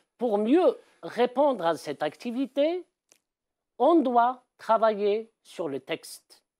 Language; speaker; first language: French; non-native, local second language; Arabic